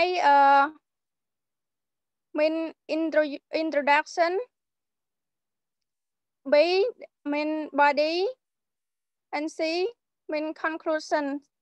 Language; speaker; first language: English; non-native, learner; Khmer